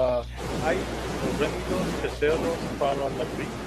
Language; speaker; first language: Spanish; non-native, learner; English